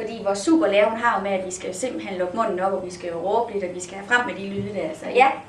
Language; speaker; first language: Danish; native; Danish